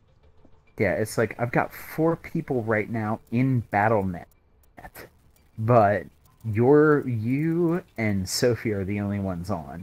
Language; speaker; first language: English; native; English